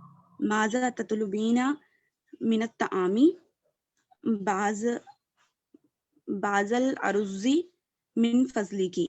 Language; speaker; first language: Arabic; non-native, learner; Urdu